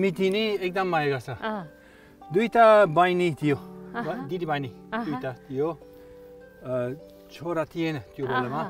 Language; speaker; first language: Nepali; non-native, learner; English